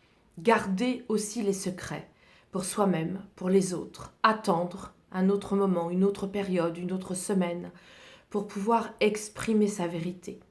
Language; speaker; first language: French; native; French